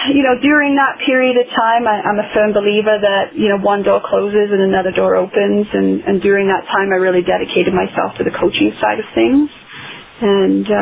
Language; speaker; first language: English; native; English